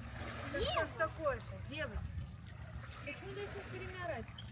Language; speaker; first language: Russian; native; Russian